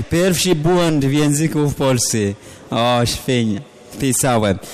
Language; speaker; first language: Polish; non-native, learner; Amharic